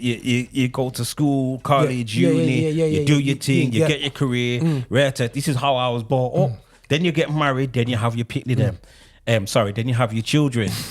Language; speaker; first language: English; native; English